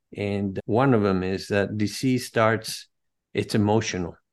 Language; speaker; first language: English; non-native, fluent; Spanish